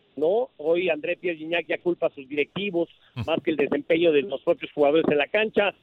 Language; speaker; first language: Spanish; native; Spanish